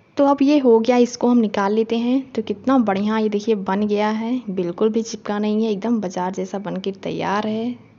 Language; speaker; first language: Hindi; native; Hindi